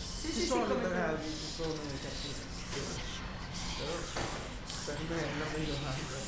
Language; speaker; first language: Italian; non-native, learner; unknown